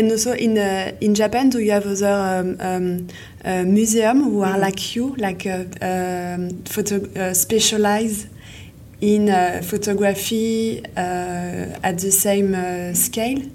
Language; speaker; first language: English; non-native, fluent; French